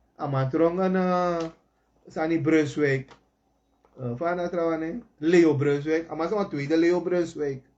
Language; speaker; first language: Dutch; native; Dutch